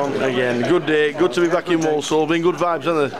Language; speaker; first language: English; native; English